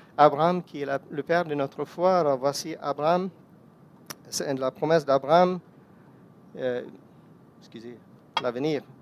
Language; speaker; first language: French; non-native, fluent; English